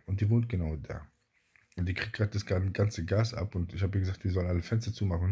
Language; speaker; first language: German; native; German